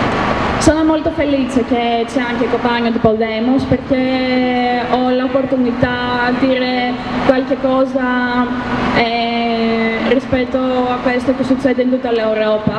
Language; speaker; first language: Italian; non-native, learner; Greek